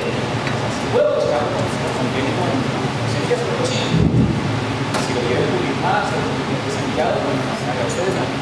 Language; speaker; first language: Spanish; native; Spanish